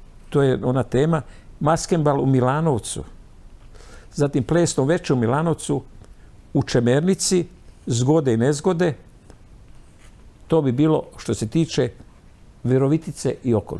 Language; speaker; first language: Croatian; native; Croatian